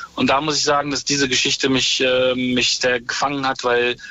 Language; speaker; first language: German; native; German